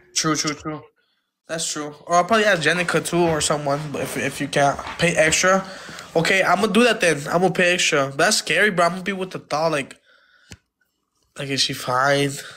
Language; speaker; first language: English; early bilingual, other home language; Spanish